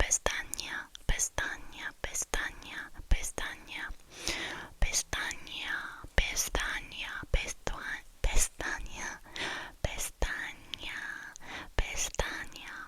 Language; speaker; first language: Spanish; non-native, learner; English